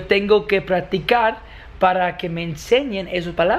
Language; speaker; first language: Spanish; non-native, learner; English